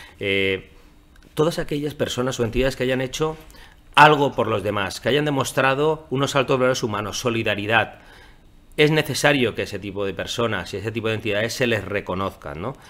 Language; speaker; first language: Spanish; non-native, local second language; Catalan